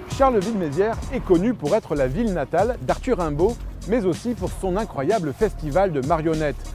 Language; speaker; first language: French; native; French